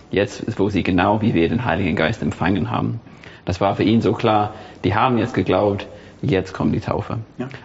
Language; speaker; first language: German; non-native, fluent; English